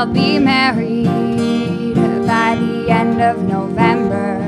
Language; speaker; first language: English; native; English